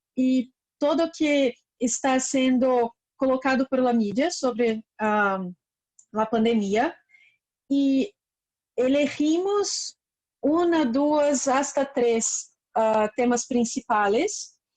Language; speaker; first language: Spanish; non-native, fluent; Portuguese